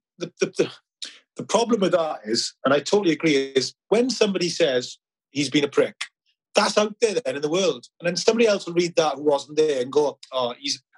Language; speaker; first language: English; native; English